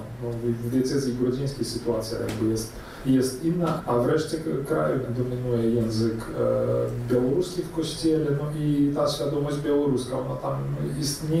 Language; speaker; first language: Polish; early bilingual, heritage; Polish